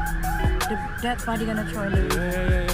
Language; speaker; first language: English; non-native, learner; Indonesian